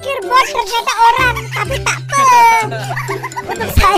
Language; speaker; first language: Indonesian; native; Indonesian